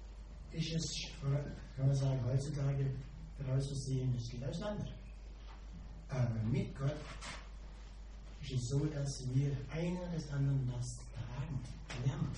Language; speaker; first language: German; non-native, fluent; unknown